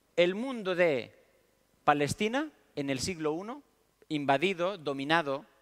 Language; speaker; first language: Spanish; early bilingual, other home language; Romanian